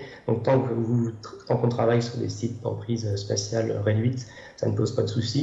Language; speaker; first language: French; native; French